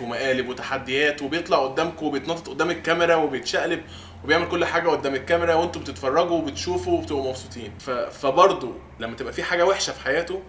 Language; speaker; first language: Arabic; native; Arabic